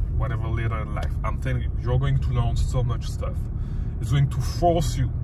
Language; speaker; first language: English; non-native, fluent; French